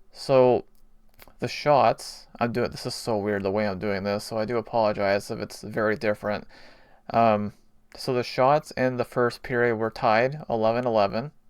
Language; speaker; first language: English; native; English